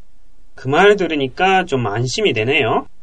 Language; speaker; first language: Korean; non-native, fluent; Japanese